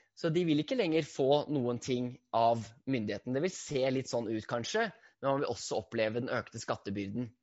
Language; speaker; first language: Norwegian; native; Norwegian